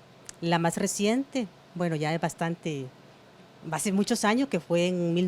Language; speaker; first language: Spanish; native; Spanish